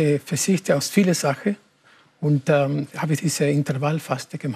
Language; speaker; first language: German; non-native, learner; Spanish